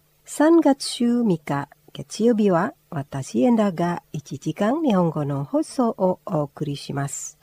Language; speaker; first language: Japanese; non-native, fluent; Indonesian